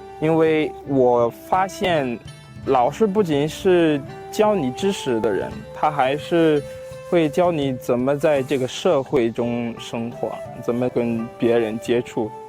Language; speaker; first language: Chinese; non-native, fluent; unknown